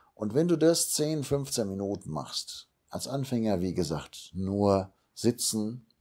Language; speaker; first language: German; native; German